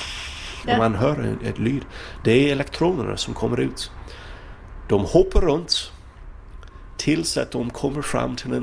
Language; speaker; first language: Swedish; non-native, fluent; English